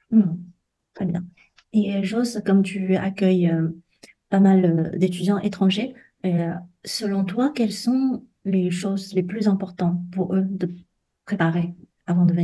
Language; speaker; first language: French; non-native, fluent; Chinese